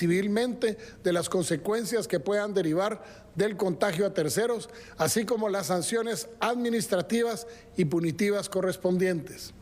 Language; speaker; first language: Spanish; native; Spanish